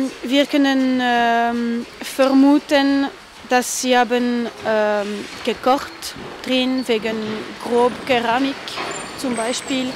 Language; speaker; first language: German; non-native, fluent; French